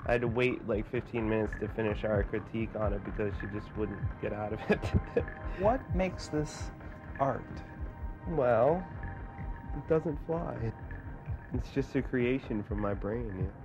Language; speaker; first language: English; native; English